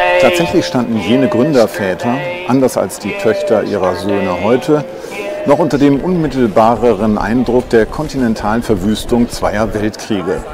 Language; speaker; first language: German; native; German